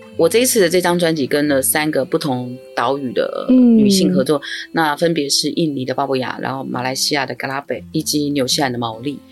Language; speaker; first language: Chinese; non-native, local second language; Amis